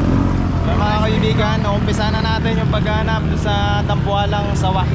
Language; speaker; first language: Filipino; native; Filipino